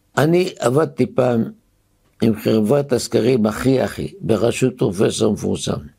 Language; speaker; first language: Hebrew; native; Hebrew